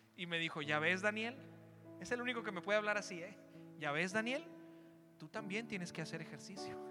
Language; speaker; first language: Spanish; early bilingual, heritage; Spanish